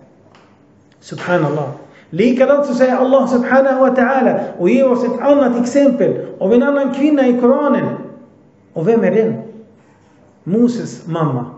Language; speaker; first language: Swedish; early bilingual, other home language; Arabic